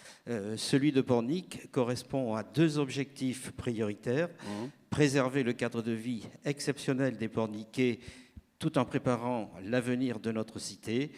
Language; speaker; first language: French; native; French